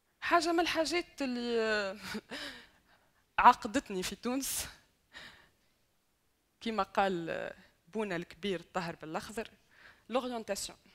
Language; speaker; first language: Arabic; native; Arabic